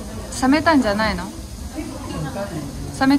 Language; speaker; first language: Japanese; non-native, fluent; Romanian